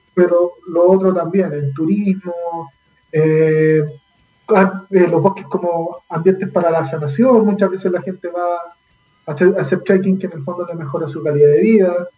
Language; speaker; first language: Spanish; native; Spanish